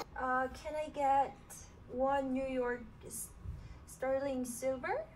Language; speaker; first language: English; non-native, learner; Korean